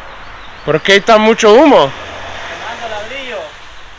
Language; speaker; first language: Spanish; non-native, learner; English